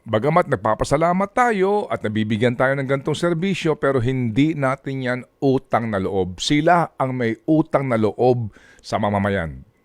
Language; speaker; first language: Filipino; native; Filipino